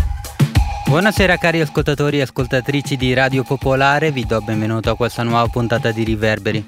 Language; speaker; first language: Italian; early bilingual, other home language; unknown